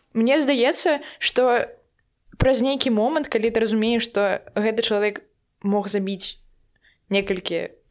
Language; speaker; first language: Belarusian; non-native, local second language; Russian